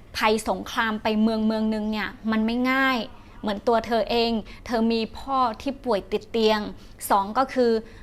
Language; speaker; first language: Thai; non-native, fluent; Shan